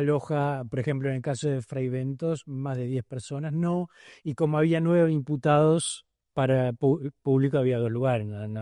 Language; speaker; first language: Spanish; native; Spanish